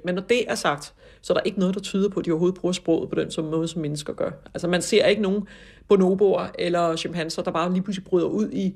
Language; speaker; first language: Danish; native; Danish